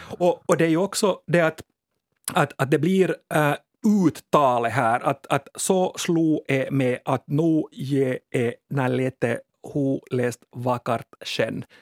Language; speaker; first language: Swedish; native; Swedish